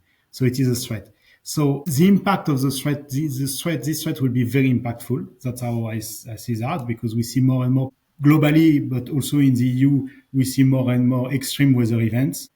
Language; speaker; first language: English; non-native, fluent; French